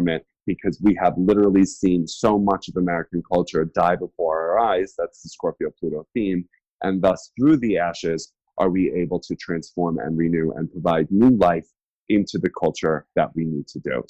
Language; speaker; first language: English; native; English